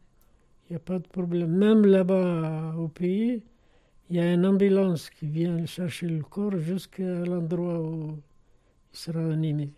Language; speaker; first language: French; non-native, fluent; Arabic